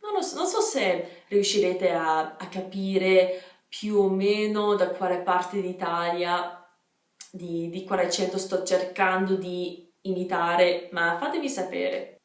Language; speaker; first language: Italian; non-native, fluent; English